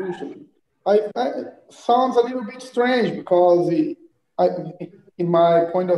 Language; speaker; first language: English; non-native, fluent; Portuguese